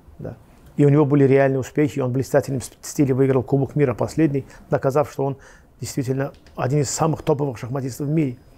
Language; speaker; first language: Russian; non-native, local second language; Azerbaijani